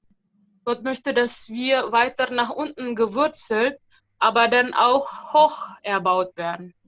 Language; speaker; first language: German; non-native, fluent; Indonesian